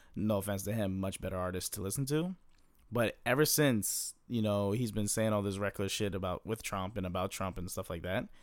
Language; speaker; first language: English; native; English